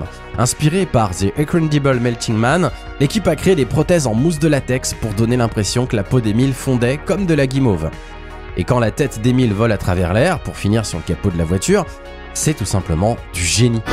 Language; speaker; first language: French; native; French